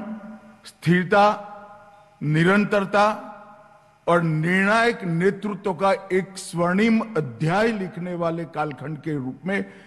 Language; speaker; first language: Hindi; non-native, local second language; Gujarati